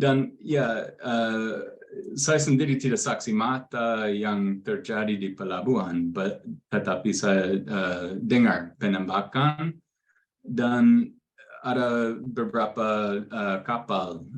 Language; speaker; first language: Indonesian; non-native, fluent; English